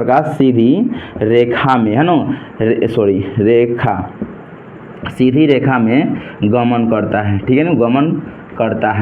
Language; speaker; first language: Hindi; native; Hindi